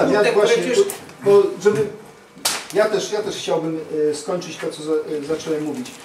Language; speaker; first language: Polish; native; Polish